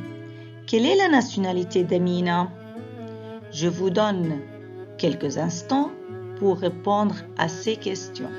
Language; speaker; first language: French; non-native, fluent; Arabic